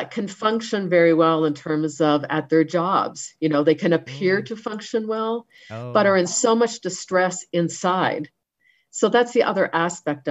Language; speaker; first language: English; native; English